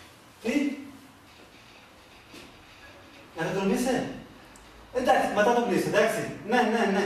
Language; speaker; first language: Greek; non-native, learner; Punjabi